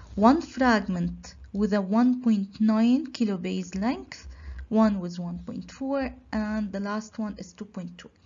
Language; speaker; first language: English; non-native, local second language; Arabic